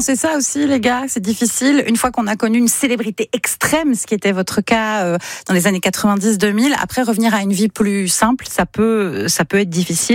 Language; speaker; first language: French; native; French